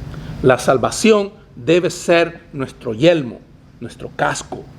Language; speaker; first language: Spanish; native; Spanish